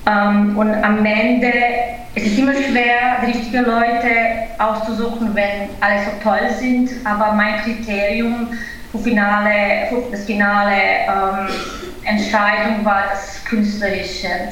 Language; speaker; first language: German; non-native, fluent; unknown